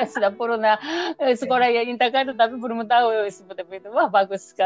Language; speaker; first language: Indonesian; non-native, learner; Japanese